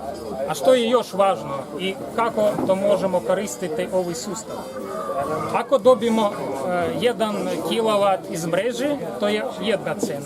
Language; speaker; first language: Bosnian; non-native, learner; Ukrainian